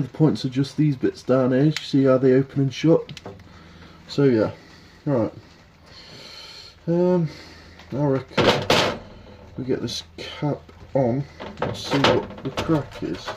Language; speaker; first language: English; native; English